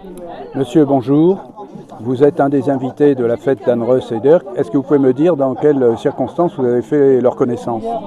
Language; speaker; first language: French; native; French